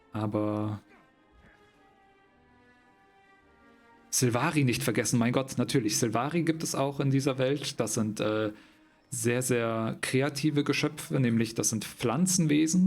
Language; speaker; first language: German; native; German